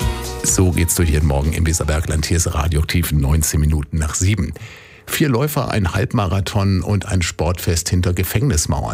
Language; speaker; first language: German; native; German